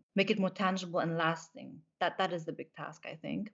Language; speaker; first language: English; non-native, fluent; Polish